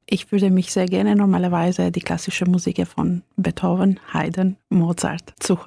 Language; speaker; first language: German; non-native, fluent; Albanian